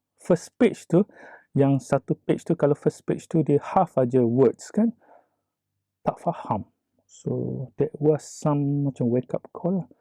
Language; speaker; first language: Malay; native; Malay